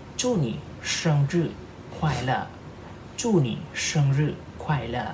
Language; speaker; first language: Chinese; non-native, fluent; Thai